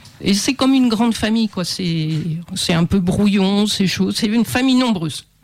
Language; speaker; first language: French; native; French